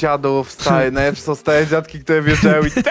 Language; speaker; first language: Polish; native; Polish